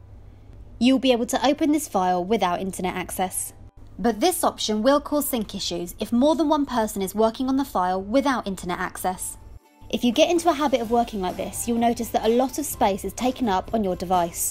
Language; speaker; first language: English; native; English